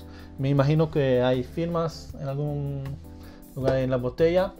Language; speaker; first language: Spanish; early bilingual, heritage; Spanish